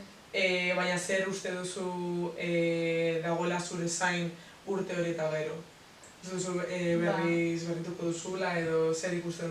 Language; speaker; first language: Basque; non-native, local second language; Spanish